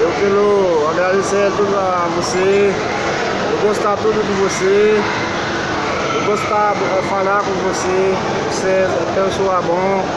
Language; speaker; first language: Portuguese; non-native, learner; Haitian Creole